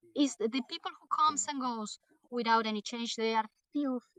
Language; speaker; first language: English; non-native, fluent; Portuguese